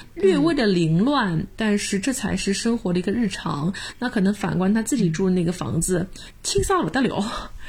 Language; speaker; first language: Chinese; native; Chinese